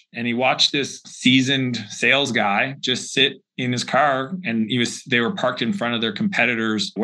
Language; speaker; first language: English; native; English